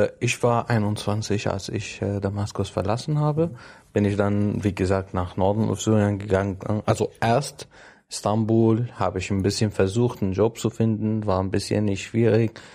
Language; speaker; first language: German; non-native, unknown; Arabic